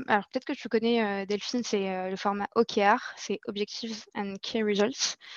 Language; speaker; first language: French; non-native, local second language; Arabic